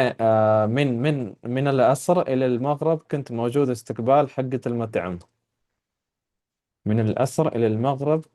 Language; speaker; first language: Arabic; non-native, fluent; Urdu